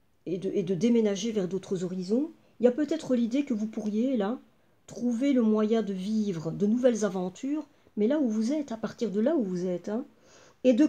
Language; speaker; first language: French; native; French